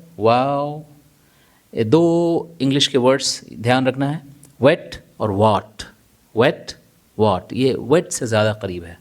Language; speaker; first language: Urdu; native; Urdu